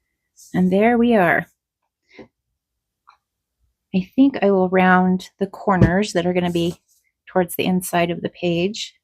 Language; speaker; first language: English; native; English